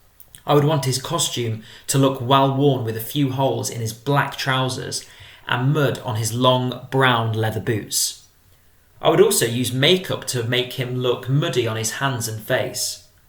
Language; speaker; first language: English; native; English